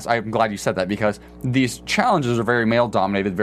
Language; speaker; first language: English; native; English